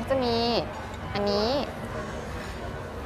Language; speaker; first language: Thai; native; Thai